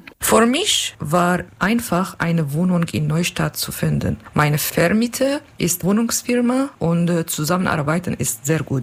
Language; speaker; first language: German; non-native, learner; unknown